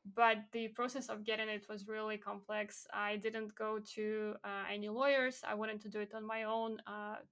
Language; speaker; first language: English; non-native, fluent; Belarusian